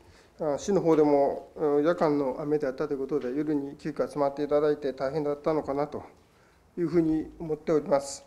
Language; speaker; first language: Japanese; native; Japanese